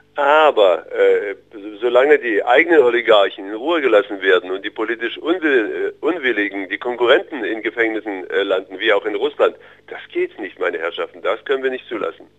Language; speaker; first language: German; early bilingual, other home language; Russian